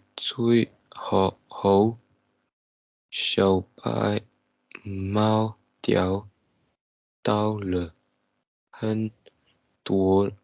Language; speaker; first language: Chinese; non-native, learner; Tibetan